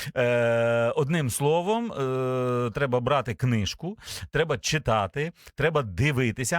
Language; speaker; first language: Ukrainian; native; Ukrainian